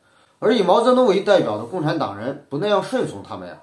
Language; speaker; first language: Chinese; native; Chinese